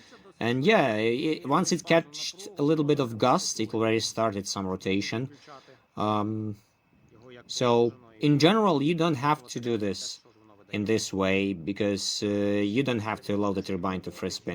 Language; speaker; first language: English; non-native, fluent; Ukrainian